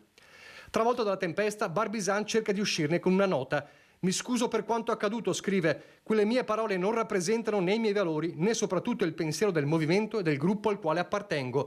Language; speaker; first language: Italian; native; Italian